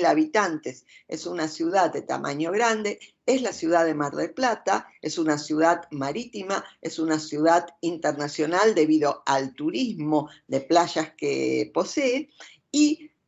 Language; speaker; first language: Spanish; native; Spanish